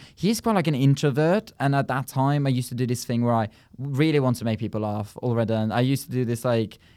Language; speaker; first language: English; non-native, fluent; Norwegian